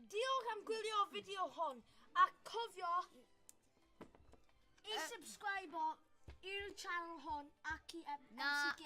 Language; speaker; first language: Welsh; non-native, local second language; English